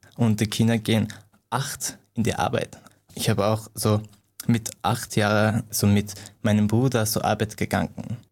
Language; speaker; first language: German; non-native, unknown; Persian